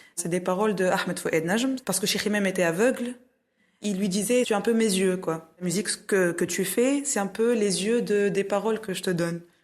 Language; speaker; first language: French; non-native, local second language; Arabic